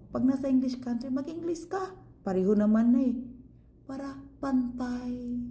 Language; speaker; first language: Filipino; non-native, local second language; Cebuano